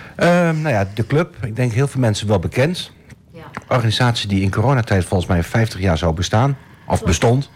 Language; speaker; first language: Dutch; native; Dutch